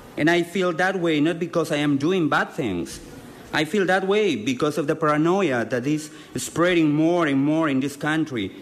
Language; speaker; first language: English; non-native, fluent; Spanish